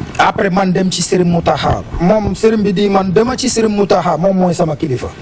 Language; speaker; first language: Wolof; non-native, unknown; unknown